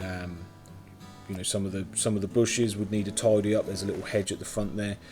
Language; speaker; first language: English; native; English